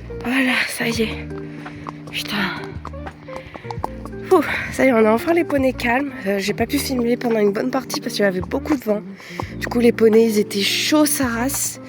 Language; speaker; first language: French; native; French